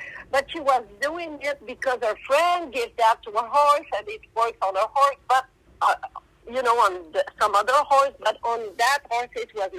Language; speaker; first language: English; non-native, fluent; French